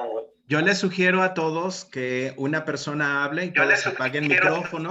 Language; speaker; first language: Spanish; native; Spanish